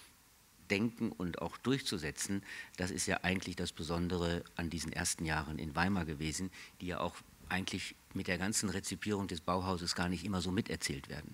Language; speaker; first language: German; native; German